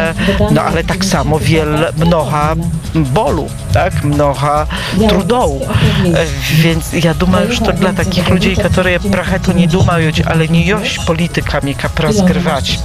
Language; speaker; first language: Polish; non-native, local second language; Belarusian